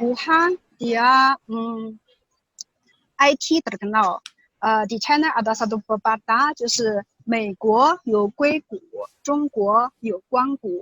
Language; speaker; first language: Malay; non-native, learner; Chinese